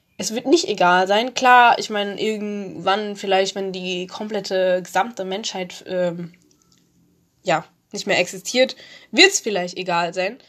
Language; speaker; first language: German; early bilingual, other home language; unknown